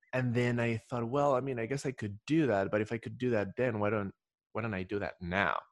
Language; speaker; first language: English; non-native, fluent; Spanish